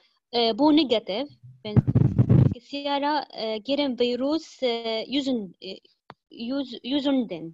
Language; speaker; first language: Turkish; non-native, learner; Arabic